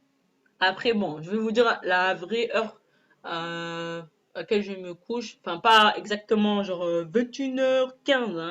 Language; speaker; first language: French; native; French